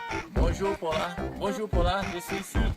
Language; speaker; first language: French; non-native, learner; Portuguese